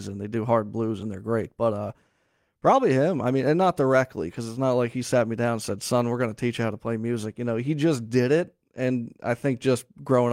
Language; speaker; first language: English; native; English